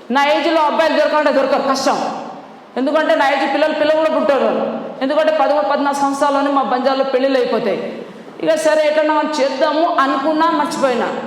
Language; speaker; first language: Telugu; non-native, local second language; Lambadi